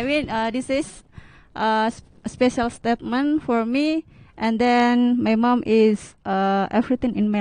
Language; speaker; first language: English; non-native, learner; Indonesian